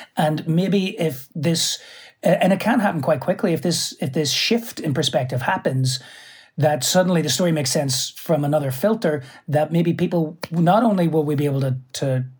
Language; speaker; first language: English; native; English